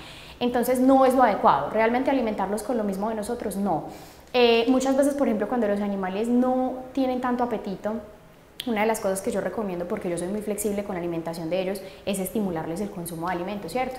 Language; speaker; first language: Spanish; native; Spanish